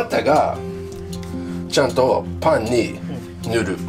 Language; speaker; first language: Japanese; non-native, learner; English